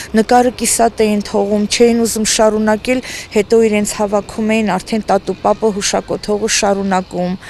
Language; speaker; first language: Armenian; native; Armenian